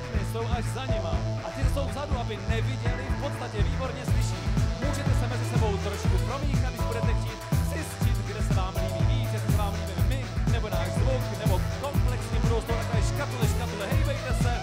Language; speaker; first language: Czech; native; Czech